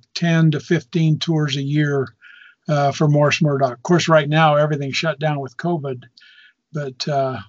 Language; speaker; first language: English; native; English